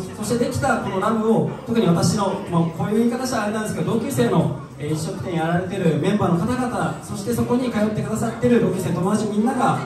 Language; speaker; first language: Japanese; native; Japanese